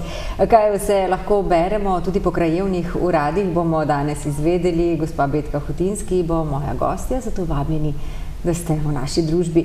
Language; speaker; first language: Slovenian; native; Slovenian